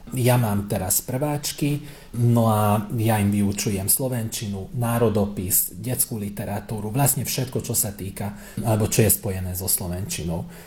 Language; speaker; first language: Slovak; early bilingual, heritage; Slovak